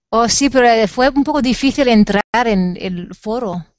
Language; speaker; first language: Spanish; non-native, learner; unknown